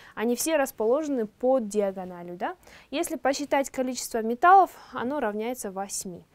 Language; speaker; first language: Russian; non-native, local second language; Kazakh